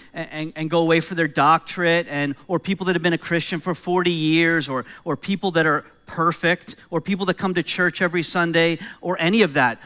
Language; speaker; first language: English; native; English